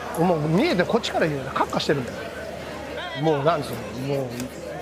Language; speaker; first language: Japanese; native; Japanese